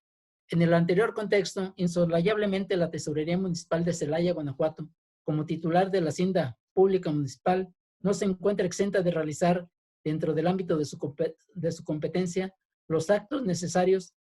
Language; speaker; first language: Spanish; native; Spanish